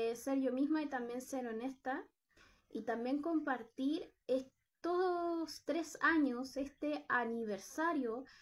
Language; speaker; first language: Spanish; native; Spanish